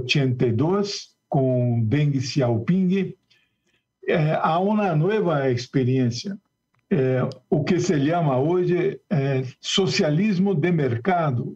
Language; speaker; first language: Spanish; non-native, learner; Portuguese